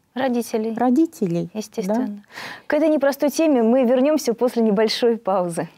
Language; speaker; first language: Russian; native; Russian